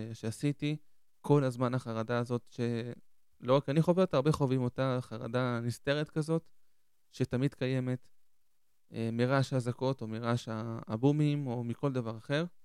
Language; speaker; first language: Hebrew; early bilingual, other home language; Spanish